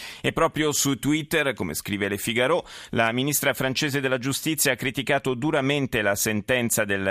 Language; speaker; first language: Italian; native; Italian